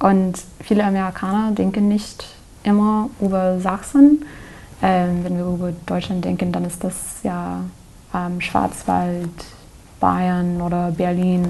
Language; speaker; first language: German; non-native, learner; English